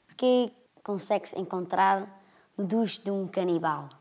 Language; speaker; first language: Dutch; early bilingual, other home language; German